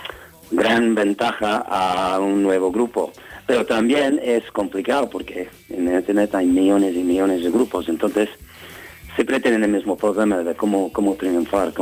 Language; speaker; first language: Spanish; non-native, fluent; English